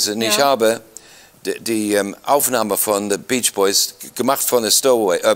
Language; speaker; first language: German; non-native, fluent; English